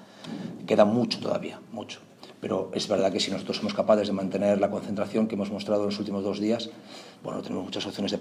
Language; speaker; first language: Spanish; native; Spanish